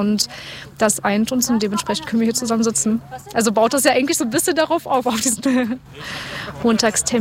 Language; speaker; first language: German; native; German